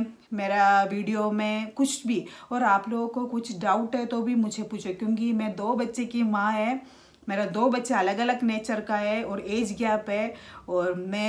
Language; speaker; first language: Hindi; non-native, local second language; Malayalam